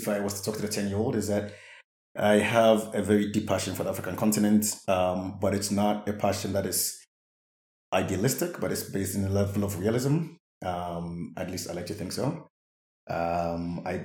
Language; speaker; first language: English; non-native, local second language; Akan